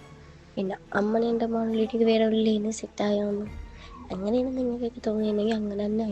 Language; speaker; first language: Malayalam; native; Malayalam